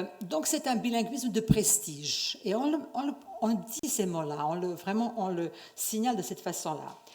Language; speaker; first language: French; non-native, fluent; Serbian